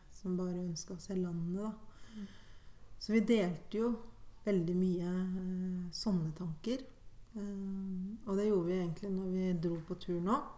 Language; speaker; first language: Norwegian; native; Norwegian